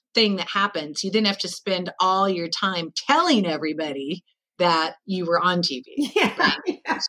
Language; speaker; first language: English; native; English